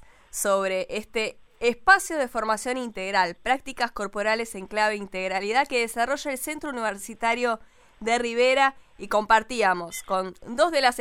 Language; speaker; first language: Spanish; native; Spanish